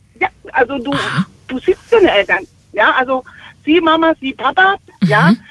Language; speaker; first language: German; non-native, fluent; Spanish